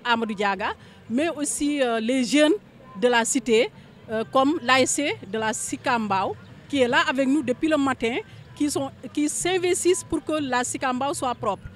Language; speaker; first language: French; non-native, local second language; Fula